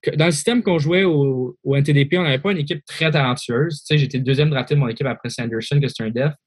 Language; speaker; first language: French; native; French